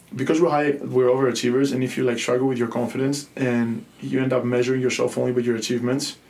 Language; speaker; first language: English; non-native, fluent; Greek